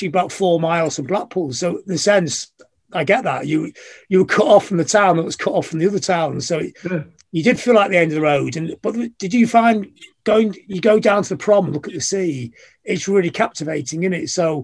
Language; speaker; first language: English; native; English